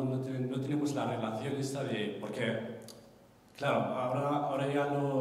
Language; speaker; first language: Spanish; non-native, fluent; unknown